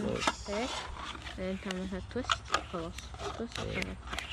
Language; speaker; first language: Arabic; early bilingual, heritage; Arabic